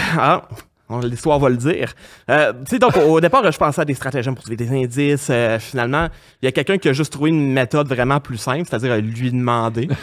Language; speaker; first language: French; native; French